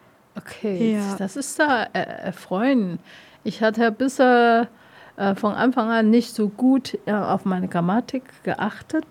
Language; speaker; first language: German; non-native, learner; Vietnamese